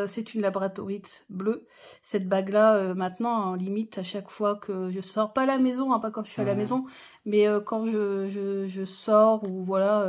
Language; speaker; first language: French; native; French